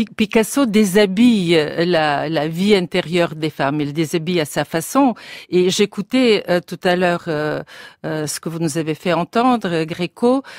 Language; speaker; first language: French; non-native, fluent; Bulgarian